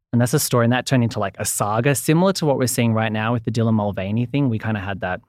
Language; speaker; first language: English; native; English